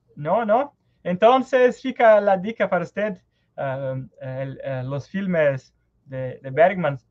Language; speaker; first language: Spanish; non-native, learner; Portuguese